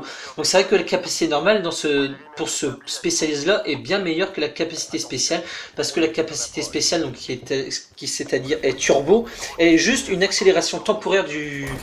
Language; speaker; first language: French; native; French